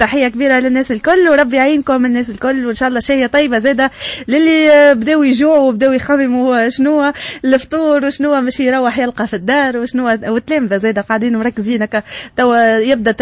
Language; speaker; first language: Arabic; native; Arabic